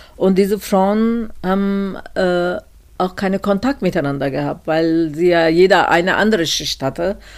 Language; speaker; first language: German; non-native, fluent; Turkish